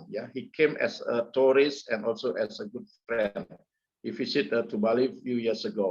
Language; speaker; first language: English; non-native, fluent; Indonesian